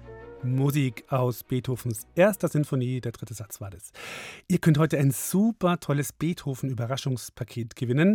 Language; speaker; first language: German; native; German